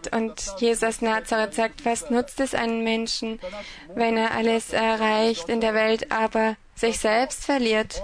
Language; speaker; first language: German; non-native, fluent; Croatian